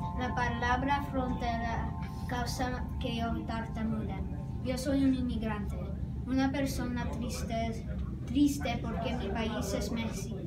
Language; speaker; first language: Spanish; early bilingual, heritage; Spanish